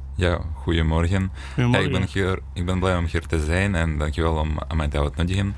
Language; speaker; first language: Dutch; non-native, learner; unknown